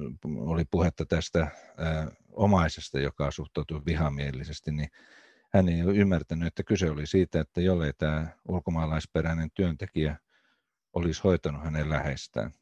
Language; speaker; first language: Finnish; native; Finnish